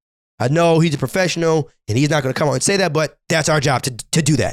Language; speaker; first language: English; native; English